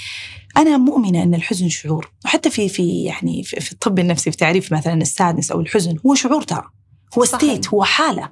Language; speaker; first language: Arabic; native; Arabic